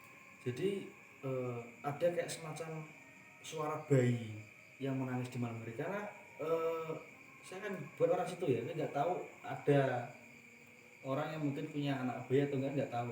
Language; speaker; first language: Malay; non-native, local second language; Javanese